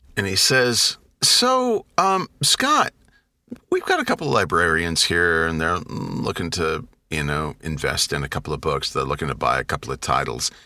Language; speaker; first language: English; native; English